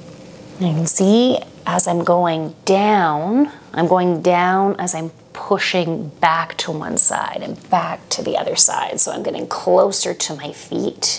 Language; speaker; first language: English; native; English